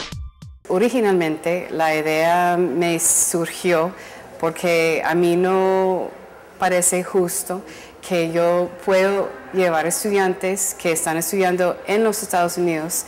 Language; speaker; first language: Spanish; non-native, fluent; English